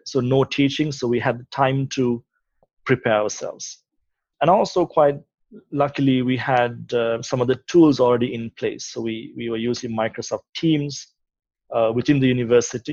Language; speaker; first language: English; non-native, local second language; Sinhala